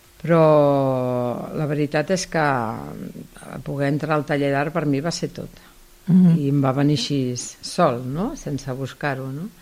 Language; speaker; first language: Catalan; native; Catalan